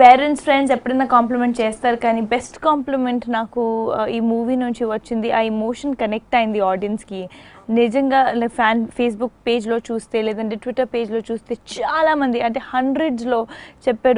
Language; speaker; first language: Telugu; non-native, fluent; Hindi